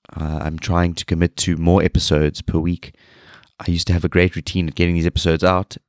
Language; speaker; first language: English; native; English